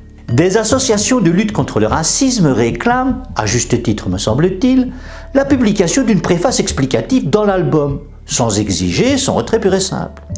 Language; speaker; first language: French; native; French